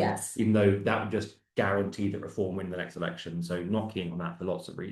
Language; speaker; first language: English; native; English